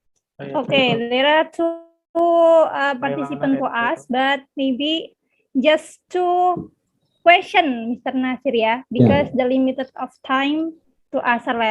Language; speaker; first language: English; non-native, learner; Indonesian